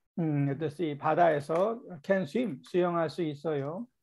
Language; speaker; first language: Korean; native; Korean